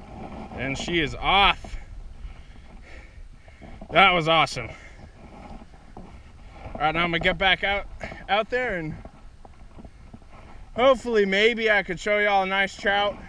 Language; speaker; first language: English; native; English